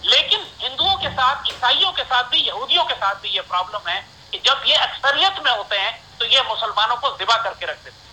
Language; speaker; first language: Urdu; native; Urdu